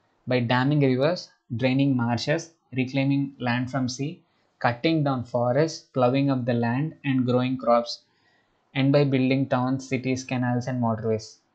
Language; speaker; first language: English; non-native, local second language; Telugu